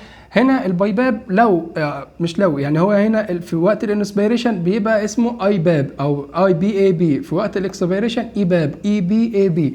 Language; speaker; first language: Arabic; native; Arabic